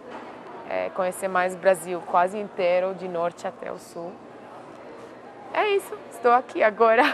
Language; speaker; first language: Portuguese; non-native, fluent; Arabic